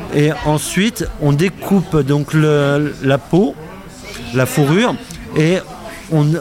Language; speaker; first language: French; native; French